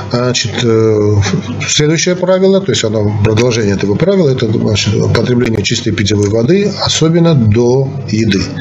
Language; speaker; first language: Russian; non-native, local second language; Armenian